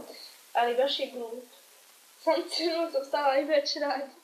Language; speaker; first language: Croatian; early bilingual, heritage; Croatian